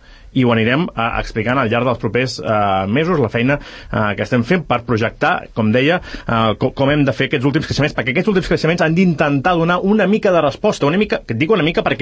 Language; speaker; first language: Catalan; native; Catalan